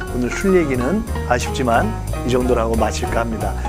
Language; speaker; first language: Korean; native; Korean